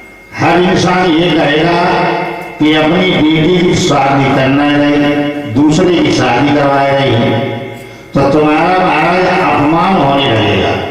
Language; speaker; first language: Hindi; native; Hindi